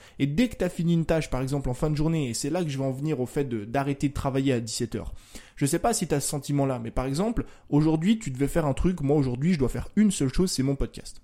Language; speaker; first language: French; native; French